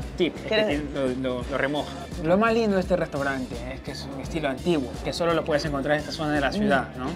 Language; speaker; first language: Spanish; native; Spanish